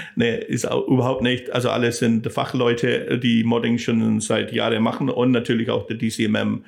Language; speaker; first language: German; non-native, fluent; English